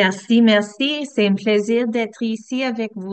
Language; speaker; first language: French; non-native, learner; English